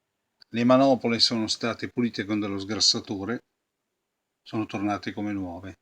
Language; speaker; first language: Italian; native; Italian